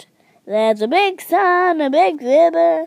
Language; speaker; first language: English; native; English